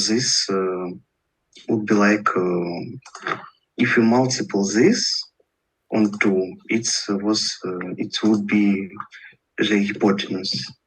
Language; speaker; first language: English; non-native, learner; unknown